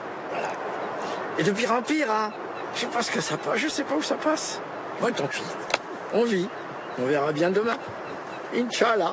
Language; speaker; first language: French; native; French